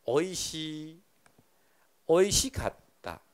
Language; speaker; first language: Japanese; non-native, fluent; Chinese